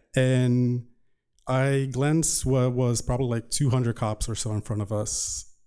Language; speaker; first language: English; non-native, fluent; Portuguese